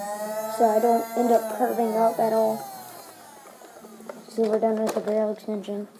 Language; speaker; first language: English; native; English